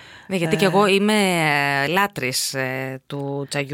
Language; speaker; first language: Greek; native; Greek